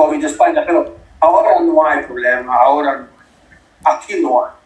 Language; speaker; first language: Spanish; non-native, learner; Italian